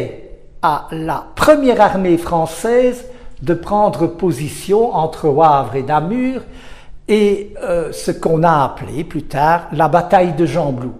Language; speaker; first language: French; native; French